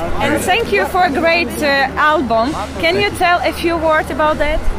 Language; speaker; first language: English; non-native, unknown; Ukrainian